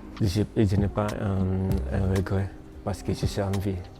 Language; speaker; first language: French; non-native, learner; Krio